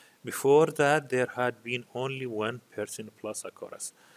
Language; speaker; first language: English; non-native, fluent; Arabic